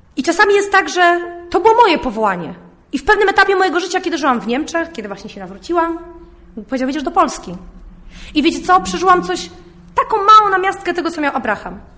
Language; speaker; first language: Polish; early bilingual, heritage; Polish